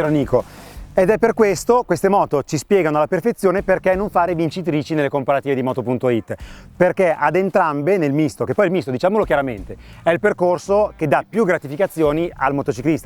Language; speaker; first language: Italian; native; Italian